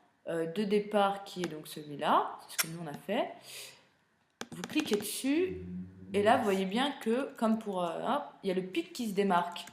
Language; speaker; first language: French; native; French